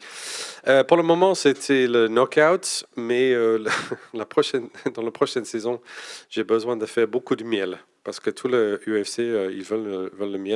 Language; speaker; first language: French; non-native, fluent; English